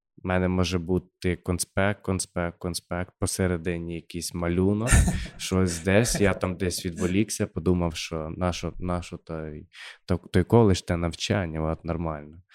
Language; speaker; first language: Ukrainian; native; Ukrainian